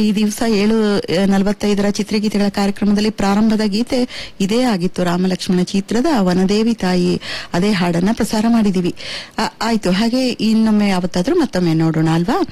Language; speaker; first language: Kannada; native; Kannada